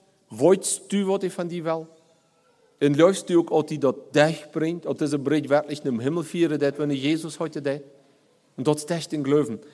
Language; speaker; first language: German; non-native, learner; Plautdietsch